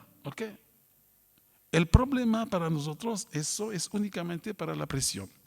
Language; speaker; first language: Spanish; non-native, fluent; French